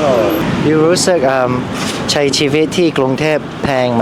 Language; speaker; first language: Thai; non-native, learner; English